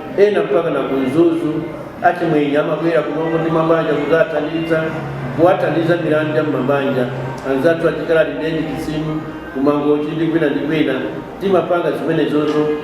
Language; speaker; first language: Nyanja; non-native, local second language; Yao